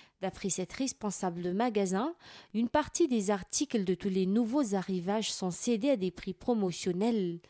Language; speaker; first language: French; non-native, local second language; Malagasy